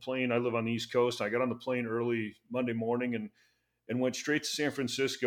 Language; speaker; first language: English; native; English